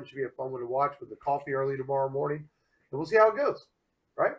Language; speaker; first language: English; native; English